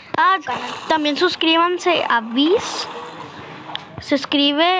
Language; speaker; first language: Spanish; native; Spanish